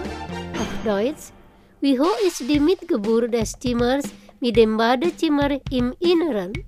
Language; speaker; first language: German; non-native, fluent; Indonesian